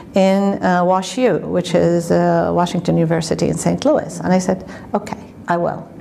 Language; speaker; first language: English; non-native, fluent; Arabic